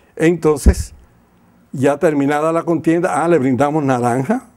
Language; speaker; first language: Spanish; native; Spanish